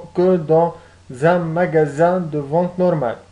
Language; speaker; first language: French; non-native, local second language; Arabic